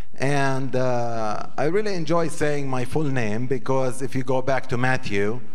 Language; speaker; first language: English; non-native, fluent; Arabic